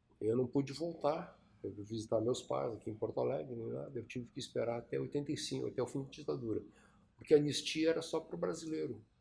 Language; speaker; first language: Portuguese; early bilingual, other home language; Chinese